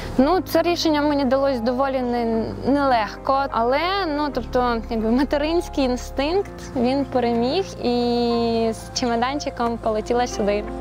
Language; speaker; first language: Ukrainian; native; Ukrainian